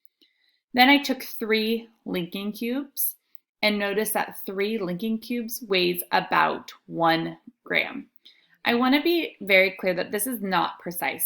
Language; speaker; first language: English; native; English